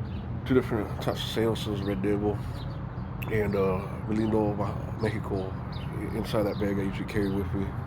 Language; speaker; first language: English; native; English